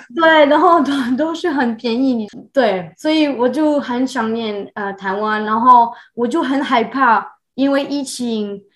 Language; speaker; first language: Chinese; non-native, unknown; French